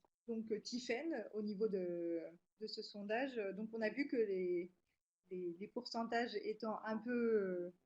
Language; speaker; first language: French; native; French